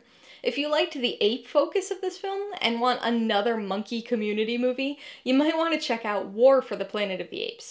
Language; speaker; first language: English; native; English